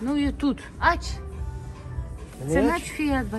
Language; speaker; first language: Turkish; non-native, learner; Russian